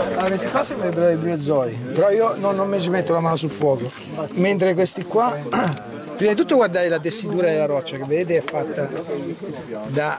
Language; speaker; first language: Italian; native; Italian